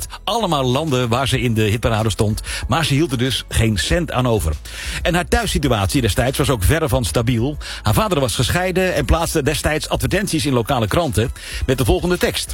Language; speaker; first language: Dutch; native; Dutch